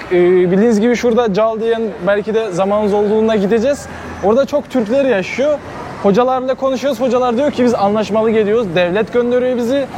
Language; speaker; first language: Turkish; non-native, fluent; Kyrgyz